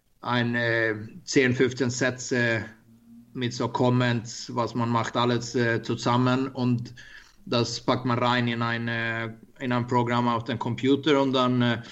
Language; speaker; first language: German; non-native, learner; Swedish